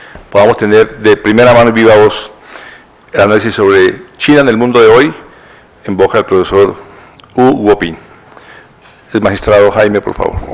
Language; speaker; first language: Spanish; native; Spanish